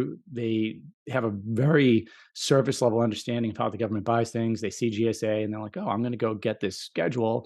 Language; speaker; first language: English; native; English